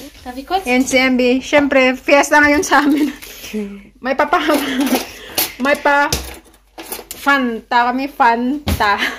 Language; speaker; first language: Filipino; native; Filipino